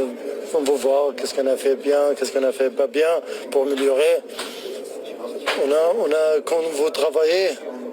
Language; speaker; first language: French; non-native, learner; Arabic